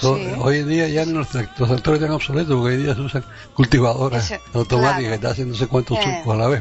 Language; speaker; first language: Spanish; native; Spanish